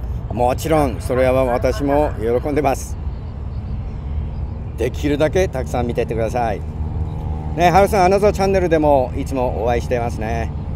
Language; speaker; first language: Japanese; native; Japanese